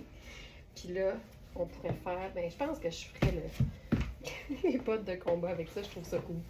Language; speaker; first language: French; native; French